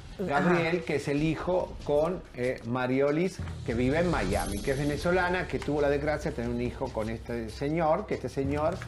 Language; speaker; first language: Spanish; native; Spanish